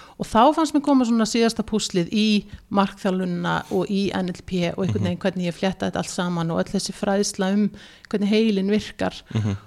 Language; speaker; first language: Icelandic; early bilingual, heritage; Icelandic